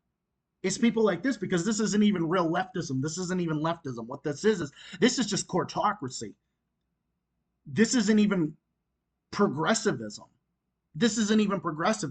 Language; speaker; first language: English; native; English